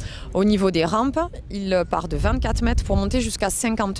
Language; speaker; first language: French; native; French